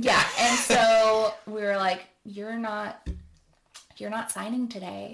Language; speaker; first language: English; native; English